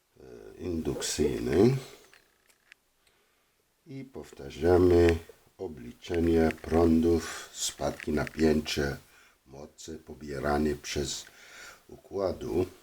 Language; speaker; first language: Polish; non-native, learner; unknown